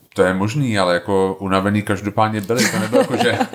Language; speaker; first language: Czech; native; Czech